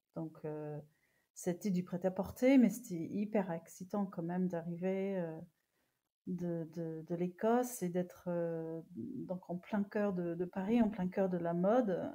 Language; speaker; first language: French; non-native, fluent; English